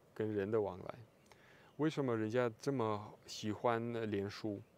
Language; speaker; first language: Chinese; non-native, fluent; Russian